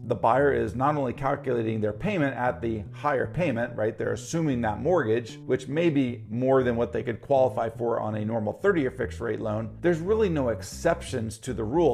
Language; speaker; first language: English; native; English